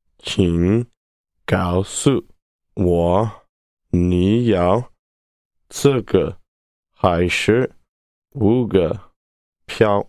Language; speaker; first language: Chinese; non-native, learner; English